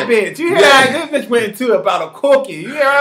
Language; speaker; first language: English; native; English